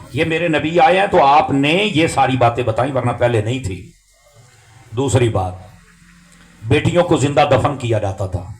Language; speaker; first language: Urdu; non-native, local second language; Punjabi